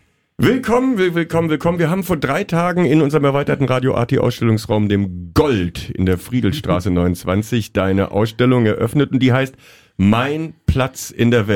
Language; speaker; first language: German; native; German